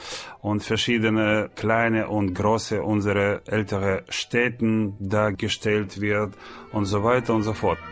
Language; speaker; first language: German; non-native, learner; Russian